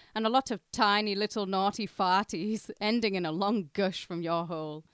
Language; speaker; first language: English; native; English